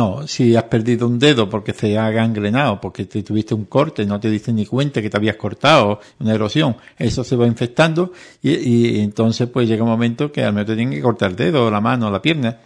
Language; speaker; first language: Spanish; native; Spanish